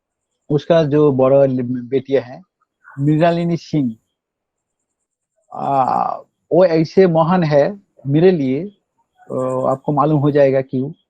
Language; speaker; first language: Hindi; non-native, local second language; Bangla